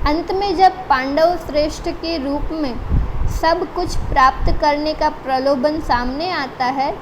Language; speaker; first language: Hindi; non-native, local second language; Gujarati